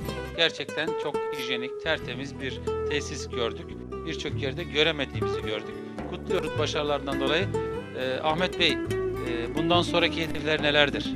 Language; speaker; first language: Turkish; native; Turkish